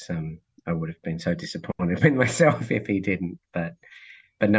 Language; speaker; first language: English; native; English